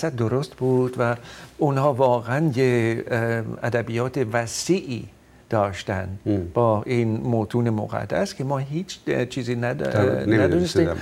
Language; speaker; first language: Persian; non-native, fluent; Dutch